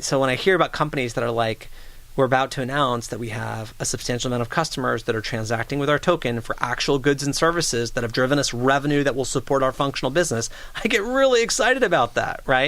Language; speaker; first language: English; native; English